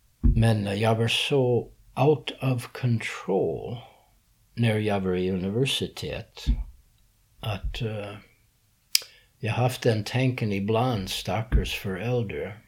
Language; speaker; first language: Swedish; non-native, learner; English